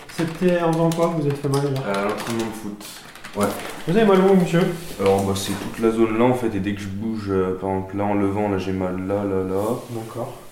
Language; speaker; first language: French; native; French